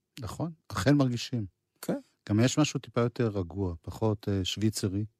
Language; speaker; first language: Hebrew; native; Hebrew